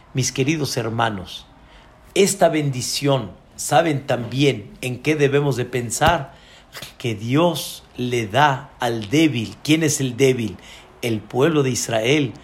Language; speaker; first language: Spanish; early bilingual, other home language; Arabic